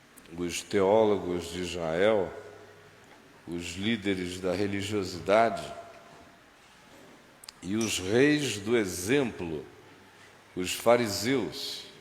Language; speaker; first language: Portuguese; native; Portuguese